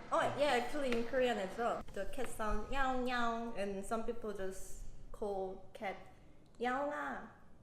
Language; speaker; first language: English; non-native, fluent; Korean